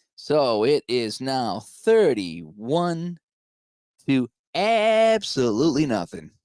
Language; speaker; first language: English; native; English